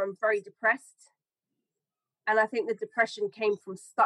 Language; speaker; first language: English; native; English